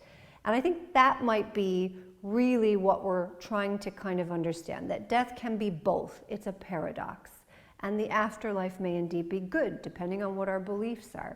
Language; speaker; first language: English; native; English